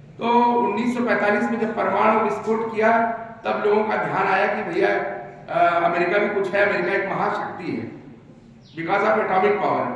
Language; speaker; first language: Hindi; native; Hindi